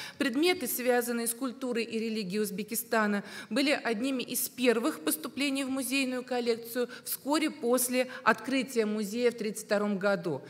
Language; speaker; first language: Russian; native; Russian